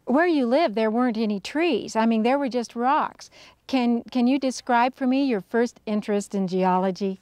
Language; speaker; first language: English; native; English